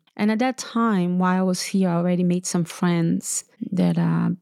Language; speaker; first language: English; early bilingual, other home language; Portuguese